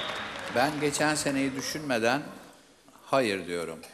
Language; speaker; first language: Turkish; native; Turkish